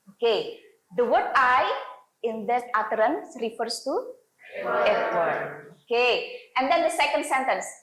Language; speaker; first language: English; non-native, fluent; Indonesian